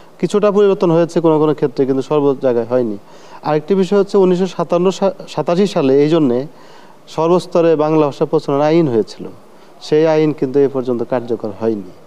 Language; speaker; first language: Bangla; native; Bangla